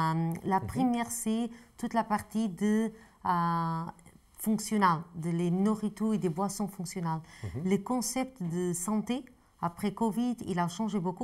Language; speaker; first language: French; non-native, fluent; Portuguese